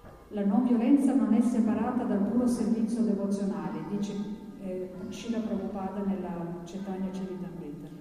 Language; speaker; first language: Italian; native; Italian